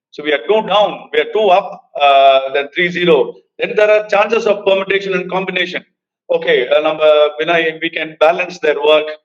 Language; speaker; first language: English; non-native, local second language; Tamil